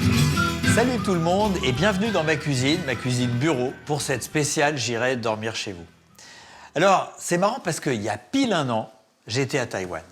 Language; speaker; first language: French; native; French